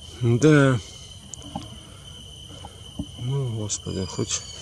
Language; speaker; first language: Russian; native; Russian